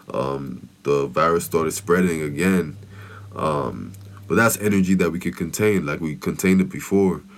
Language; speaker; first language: English; non-native, local second language; Yoruba